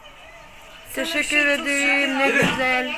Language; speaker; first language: Turkish; non-native, learner; Russian